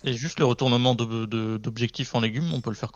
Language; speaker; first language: French; native; French